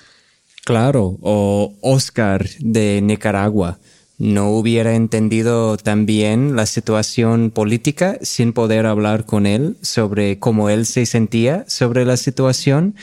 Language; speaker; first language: Spanish; non-native, fluent; English